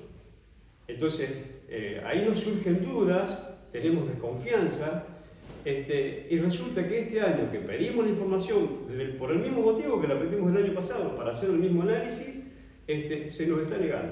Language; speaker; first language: Spanish; native; Spanish